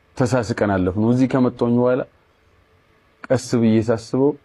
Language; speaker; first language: Amharic; native; Amharic